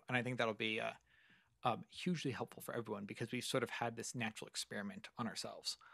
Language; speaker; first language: English; native; English